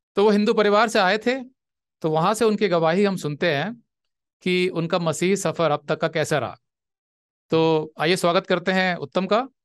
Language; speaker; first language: Hindi; native; Hindi